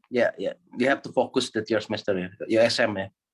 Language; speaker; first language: English; non-native, learner; Indonesian